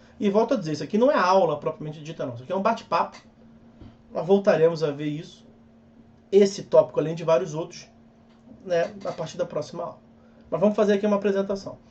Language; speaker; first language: Portuguese; native; Portuguese